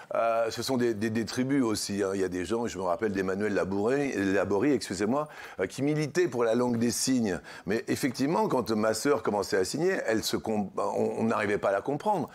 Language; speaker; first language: French; native; French